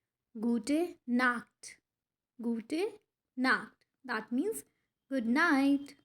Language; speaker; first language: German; non-native, fluent; Hindi